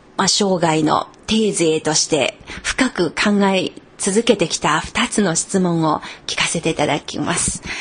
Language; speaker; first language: Japanese; non-native, fluent; Chinese